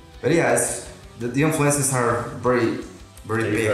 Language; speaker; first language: English; non-native, local second language; Spanish